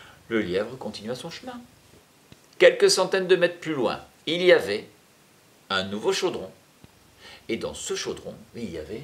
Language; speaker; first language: French; native; French